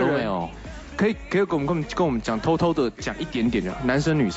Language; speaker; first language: Chinese; native; Chinese